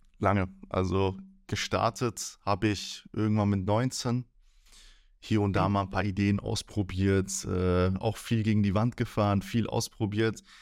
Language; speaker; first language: German; early bilingual, other home language; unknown